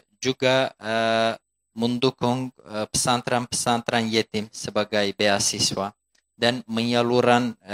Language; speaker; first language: Indonesian; non-native, fluent; Turkish